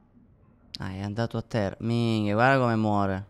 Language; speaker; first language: Italian; native; Italian